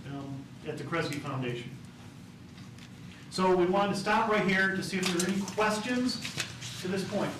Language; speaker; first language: English; native; English